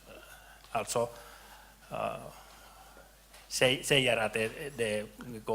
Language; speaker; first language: Swedish; non-native, local second language; Finnish